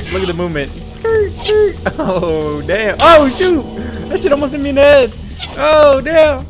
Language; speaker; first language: English; native; English